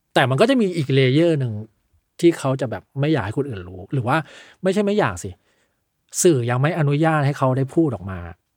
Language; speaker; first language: Thai; early bilingual, other home language; Chinese